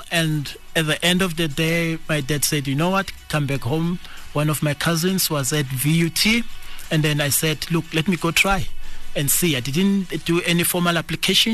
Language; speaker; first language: English; non-native, local second language; Tsonga